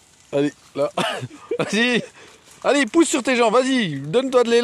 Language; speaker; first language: French; native; French